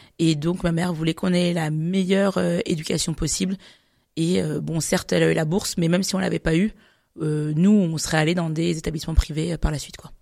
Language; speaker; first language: French; native; French